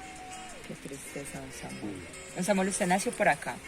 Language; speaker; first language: Spanish; native; Spanish